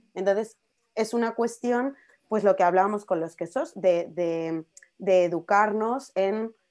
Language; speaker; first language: Spanish; native; Spanish